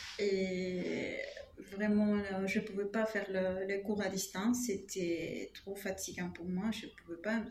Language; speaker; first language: French; non-native, fluent; Spanish